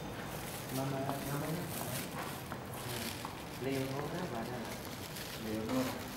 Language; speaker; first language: Indonesian; early bilingual, heritage; Dutch